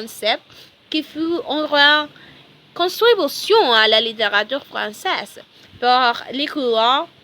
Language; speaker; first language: French; non-native, learner; Spanish